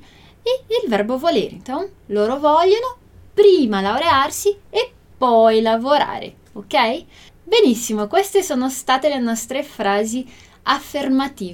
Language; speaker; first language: Italian; non-native, fluent; Portuguese